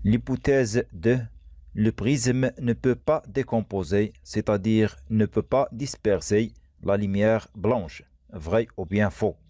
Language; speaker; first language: French; non-native, local second language; Arabic